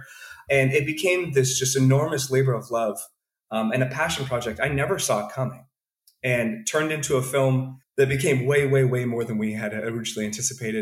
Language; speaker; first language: English; native; English